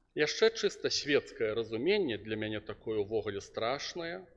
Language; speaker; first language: Belarusian; non-native, local second language; Russian